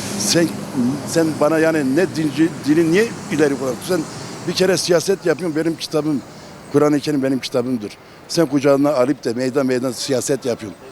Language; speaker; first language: Turkish; non-native, local second language; Kurdish